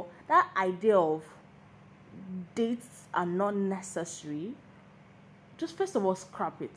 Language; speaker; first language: English; non-native, local second language; Yoruba